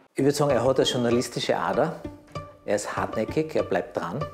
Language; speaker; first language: German; native; German